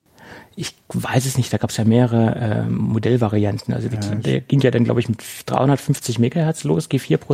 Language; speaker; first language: German; native; German